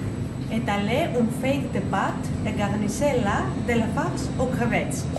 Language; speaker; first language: French; non-native, learner; Greek